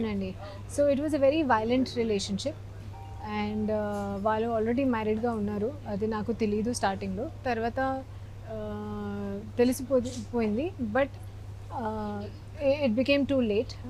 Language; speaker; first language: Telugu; non-native, learner; Hindi